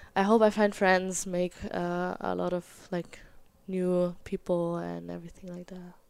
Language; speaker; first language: English; non-native, fluent; German